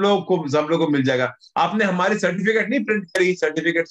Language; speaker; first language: Hindi; native; Hindi